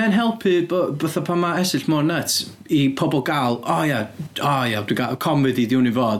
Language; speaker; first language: Welsh; native; Welsh